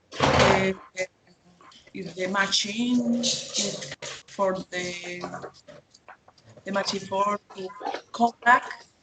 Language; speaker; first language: English; non-native, learner; Spanish